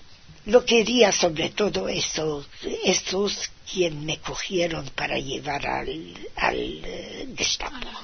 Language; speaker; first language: Spanish; non-native, fluent; Hungarian